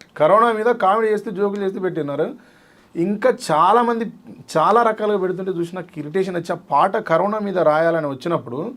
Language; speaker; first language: Telugu; native; Telugu